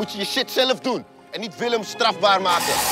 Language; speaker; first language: Dutch; native; Dutch